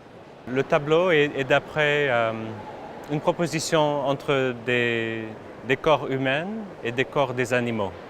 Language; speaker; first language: French; non-native, fluent; English